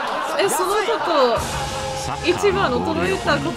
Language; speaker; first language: Japanese; non-native, learner; English